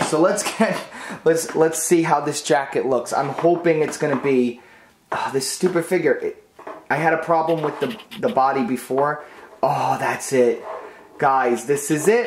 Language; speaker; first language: English; native; English